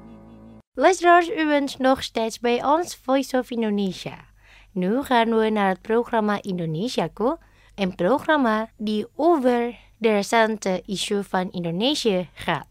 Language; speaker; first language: Dutch; non-native, learner; Indonesian